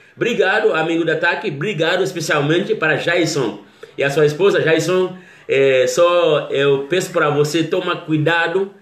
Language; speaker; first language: Portuguese; non-native, learner; Haitian Creole